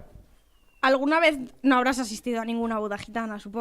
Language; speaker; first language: Spanish; native; Spanish